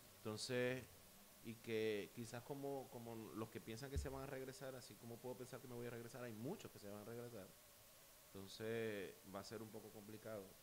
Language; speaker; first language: Spanish; native; Spanish